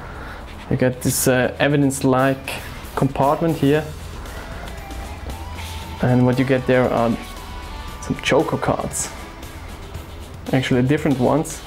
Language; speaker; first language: English; non-native, fluent; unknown